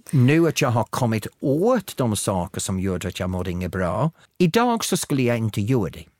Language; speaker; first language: Swedish; non-native, fluent; English